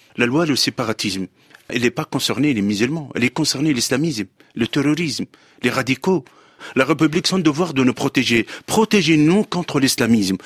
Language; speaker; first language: French; non-native, local second language; Arabic